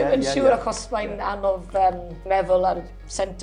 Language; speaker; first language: Welsh; non-native, learner; English